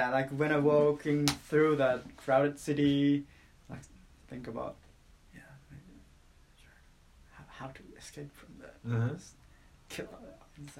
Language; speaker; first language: English; non-native, fluent; Japanese